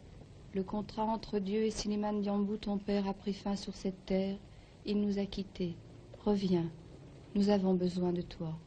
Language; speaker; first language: French; native; French